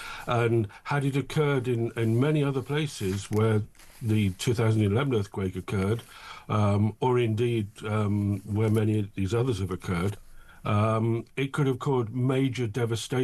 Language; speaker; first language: English; native; English